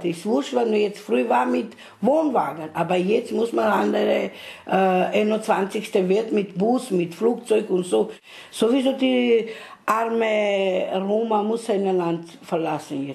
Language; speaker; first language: German; non-native, learner; Romany